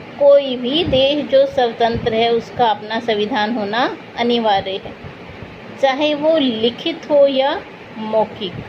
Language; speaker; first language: Hindi; native; Hindi